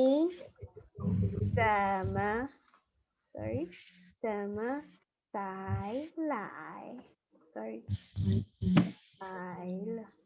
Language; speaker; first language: Chinese; non-native, fluent; Yoruba